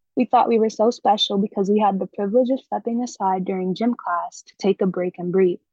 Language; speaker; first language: English; native; English